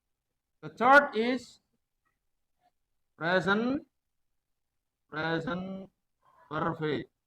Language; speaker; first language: English; non-native, learner; Javanese